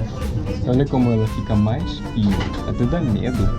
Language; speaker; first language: Portuguese; non-native, fluent; Russian